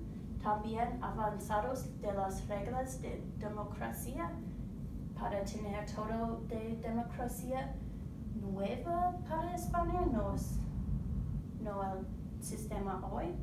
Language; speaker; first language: Spanish; non-native, learner; English